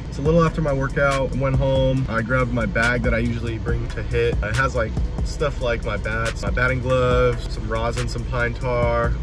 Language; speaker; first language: English; native; English